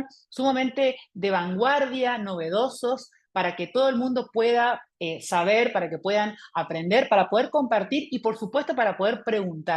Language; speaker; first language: Spanish; native; Spanish